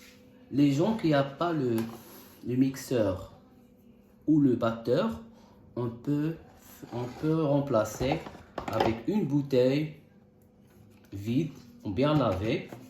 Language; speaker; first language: French; non-native, local second language; Arabic